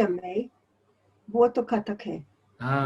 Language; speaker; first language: Hindi; non-native, learner; English